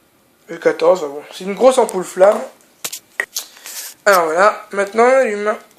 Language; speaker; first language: French; native; French